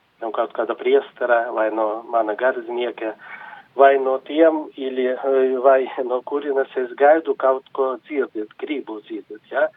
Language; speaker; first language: Latvian; non-native, local second language; Russian